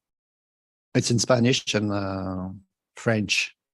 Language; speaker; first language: English; non-native, fluent; French